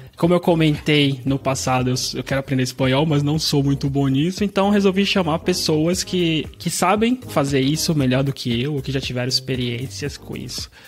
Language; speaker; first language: Portuguese; native; Portuguese